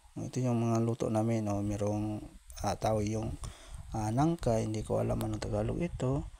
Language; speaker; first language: Filipino; non-native, local second language; Cebuano